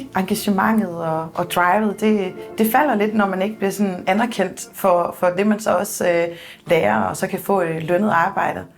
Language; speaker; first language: Danish; native; Danish